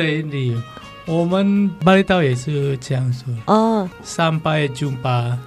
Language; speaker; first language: Chinese; non-native, learner; Balinese